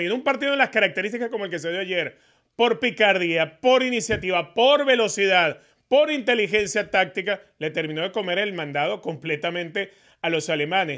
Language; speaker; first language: Spanish; native; Spanish